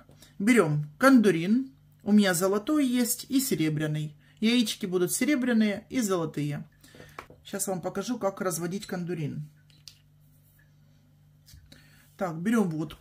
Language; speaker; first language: Russian; native; Russian